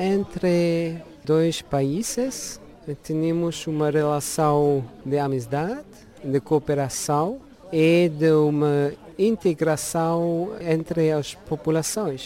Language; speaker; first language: Portuguese; non-native, fluent; Luxembourgish